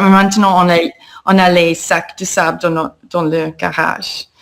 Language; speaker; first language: French; non-native, fluent; English